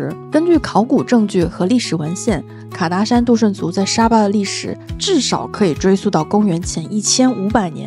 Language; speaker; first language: Chinese; native; Chinese